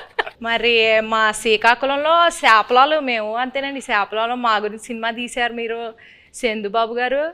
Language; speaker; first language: Telugu; native; Telugu